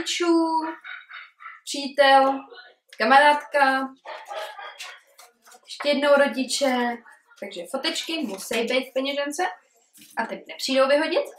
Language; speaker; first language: Czech; early bilingual, heritage; Czech